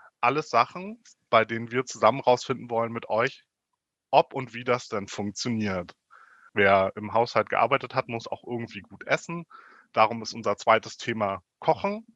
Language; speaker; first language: German; native; German